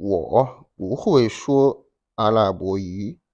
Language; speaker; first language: Chinese; non-native, fluent; Wolof